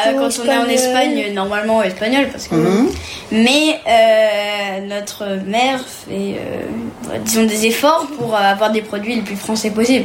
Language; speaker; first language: French; early bilingual, heritage; French